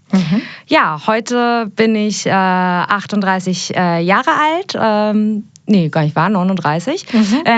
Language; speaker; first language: German; early bilingual, other home language; Persian